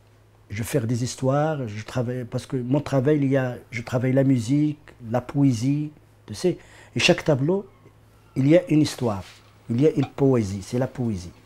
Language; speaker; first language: French; non-native, learner; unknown